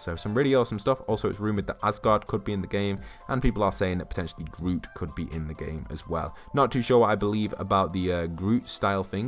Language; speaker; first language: English; native; English